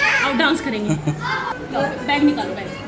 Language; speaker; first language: Hindi; native; Hindi